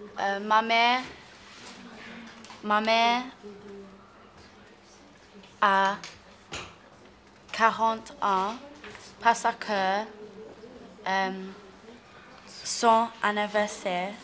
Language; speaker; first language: French; non-native, learner; English